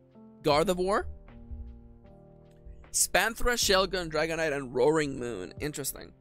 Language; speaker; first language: English; native; English